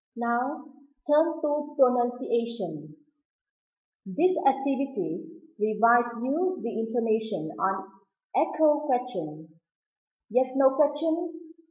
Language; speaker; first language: English; non-native, fluent; Vietnamese